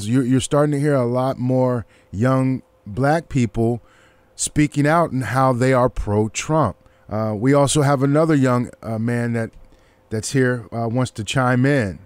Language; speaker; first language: English; native; English